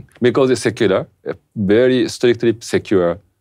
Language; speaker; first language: English; non-native, fluent; Japanese